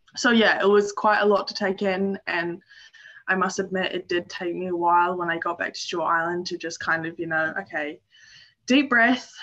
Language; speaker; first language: English; native; English